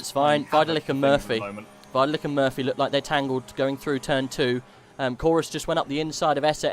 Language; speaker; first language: English; native; English